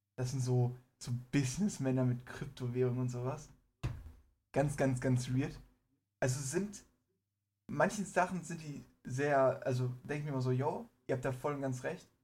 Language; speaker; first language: German; early bilingual, other home language; Persian